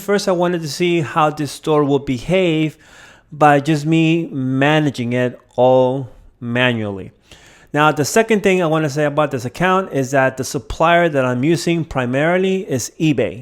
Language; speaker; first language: English; native; English